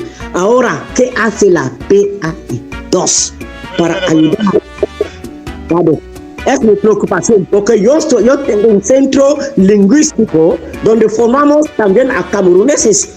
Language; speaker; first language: Spanish; non-native, fluent; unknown